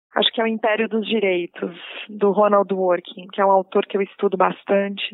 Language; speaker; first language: Portuguese; native; Portuguese